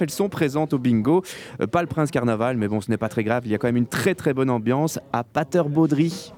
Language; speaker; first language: French; native; French